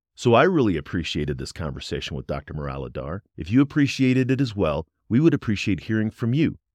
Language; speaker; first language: English; native; English